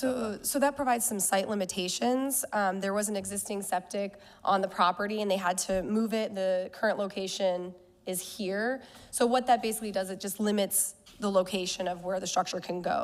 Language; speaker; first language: English; native; English